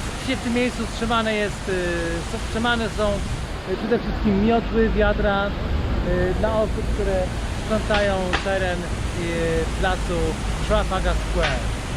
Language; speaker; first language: Polish; native; Polish